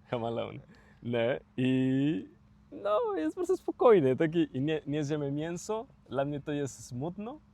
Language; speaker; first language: Polish; non-native, learner; Spanish